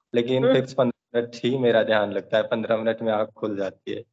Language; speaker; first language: Hindi; native; Hindi